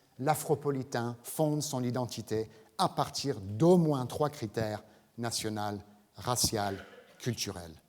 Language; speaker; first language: French; non-native, fluent; English